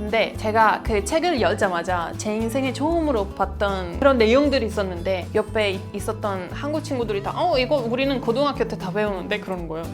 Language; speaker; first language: Korean; non-native, fluent; Italian